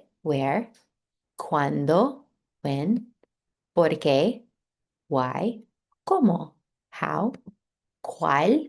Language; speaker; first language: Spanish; non-native, fluent; English